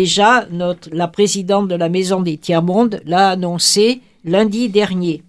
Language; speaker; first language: French; native; French